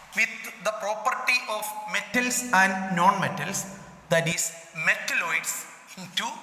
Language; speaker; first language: English; non-native, local second language; Malayalam